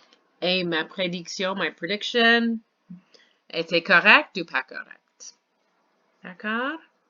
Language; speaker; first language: French; non-native, fluent; English